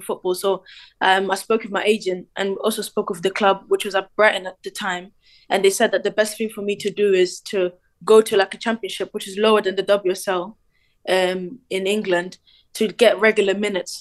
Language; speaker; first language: English; native; English